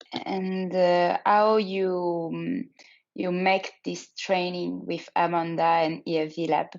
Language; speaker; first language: English; non-native, learner; French